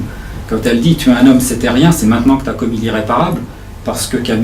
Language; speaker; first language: French; native; French